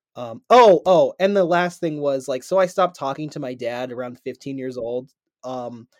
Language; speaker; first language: English; native; English